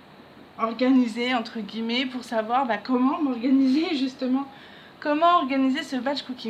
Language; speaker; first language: French; native; French